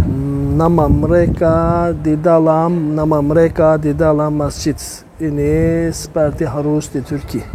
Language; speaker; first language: Indonesian; non-native, learner; Turkish